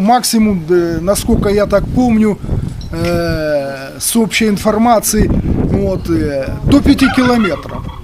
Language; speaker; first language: Russian; native; Russian